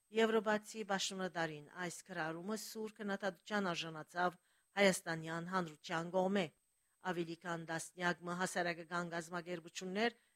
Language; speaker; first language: Armenian; early bilingual, heritage; Armenian